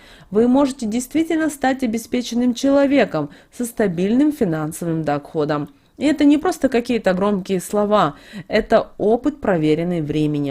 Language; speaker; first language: Russian; native; Russian